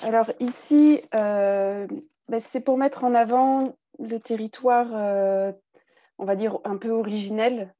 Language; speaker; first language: French; native; French